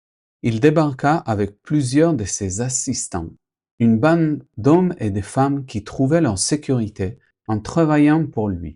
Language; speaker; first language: French; non-native, fluent; Spanish